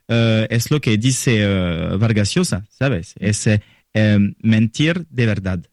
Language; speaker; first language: Spanish; non-native, learner; French